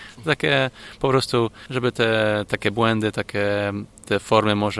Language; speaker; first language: Polish; non-native, fluent; English